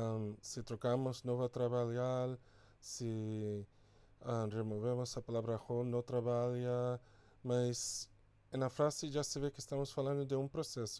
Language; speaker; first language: Portuguese; non-native, fluent; English